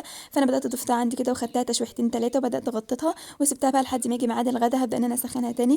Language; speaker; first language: Arabic; native; Arabic